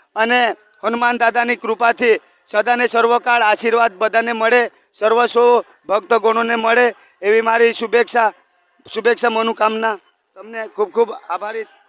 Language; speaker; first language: Gujarati; non-native, local second language; Kukna